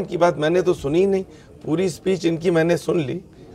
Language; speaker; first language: Hindi; native; Hindi